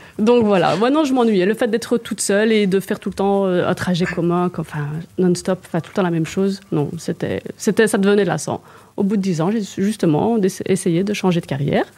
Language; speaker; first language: French; native; French